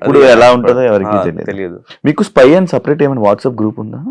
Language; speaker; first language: Telugu; native; Telugu